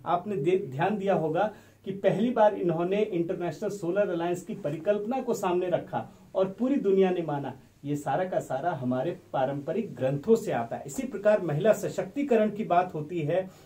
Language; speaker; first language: Hindi; native; Hindi